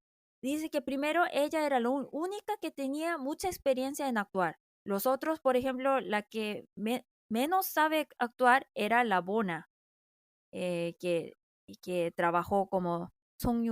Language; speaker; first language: Spanish; non-native, fluent; Korean